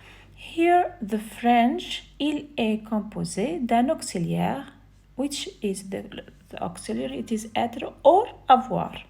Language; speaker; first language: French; non-native, fluent; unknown